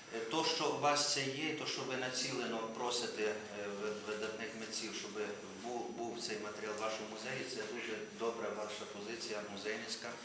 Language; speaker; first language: Ukrainian; native; Ukrainian